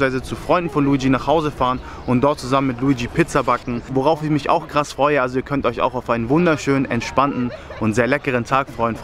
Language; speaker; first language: German; native; German